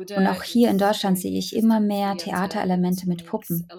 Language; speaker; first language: German; non-native, fluent; Ukrainian